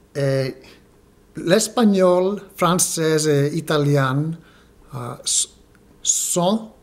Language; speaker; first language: French; non-native, learner; Spanish